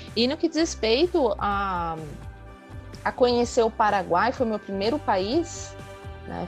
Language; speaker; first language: Portuguese; native; Portuguese